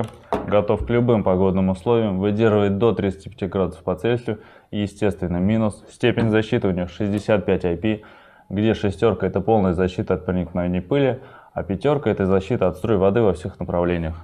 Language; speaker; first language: Russian; native; Russian